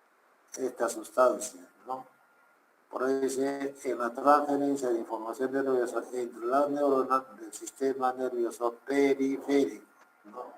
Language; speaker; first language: Spanish; native; Spanish